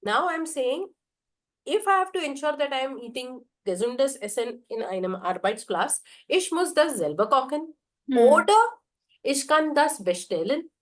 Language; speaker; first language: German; non-native, fluent; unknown